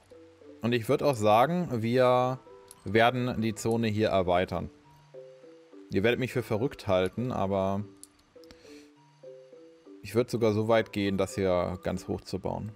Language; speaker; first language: German; native; German